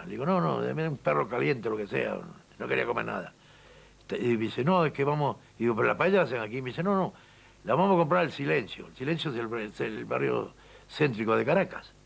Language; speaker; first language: Spanish; native; Spanish